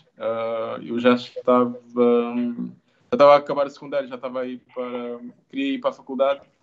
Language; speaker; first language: Portuguese; native; Portuguese